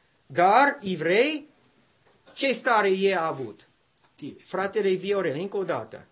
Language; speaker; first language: Romanian; non-native, learner; English